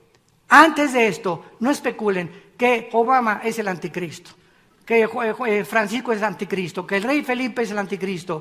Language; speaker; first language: Spanish; native; Spanish